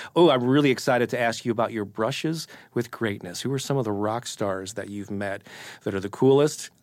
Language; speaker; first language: English; native; English